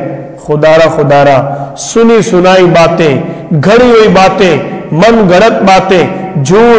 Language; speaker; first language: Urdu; non-native, local second language; Punjabi